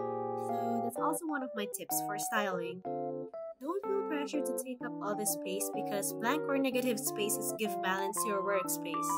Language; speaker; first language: English; non-native, local second language; Filipino